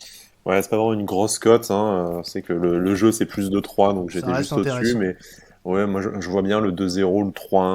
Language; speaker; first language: French; native; French